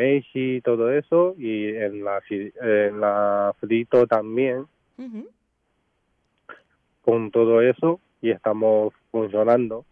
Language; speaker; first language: Spanish; non-native, learner; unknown